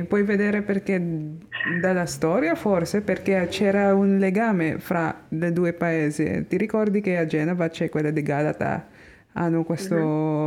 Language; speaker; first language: Italian; non-native, learner; Filipino